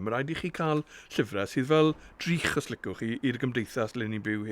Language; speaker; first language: Welsh; native; Welsh